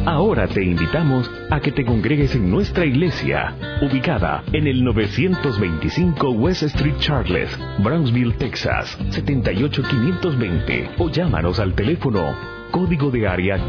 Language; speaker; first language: Spanish; native; Spanish